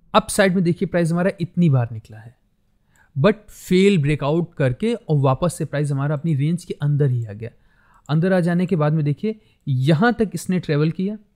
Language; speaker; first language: Hindi; native; Hindi